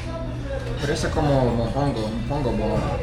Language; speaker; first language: Spanish; non-native, learner; English